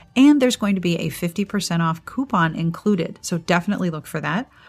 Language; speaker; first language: English; native; English